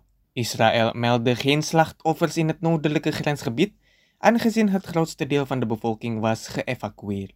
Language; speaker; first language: Dutch; non-native, fluent; Indonesian